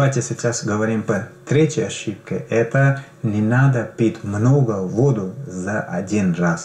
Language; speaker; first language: Russian; non-native, learner; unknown